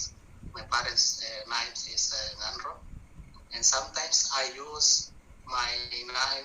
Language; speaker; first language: English; non-native, learner; Buginese